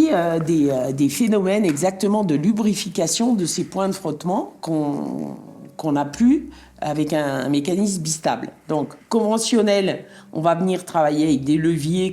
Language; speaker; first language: French; native; French